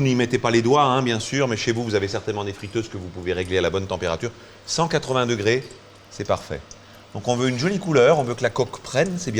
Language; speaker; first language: French; native; French